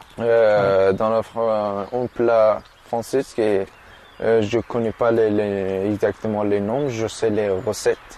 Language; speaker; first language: French; non-native, learner; Persian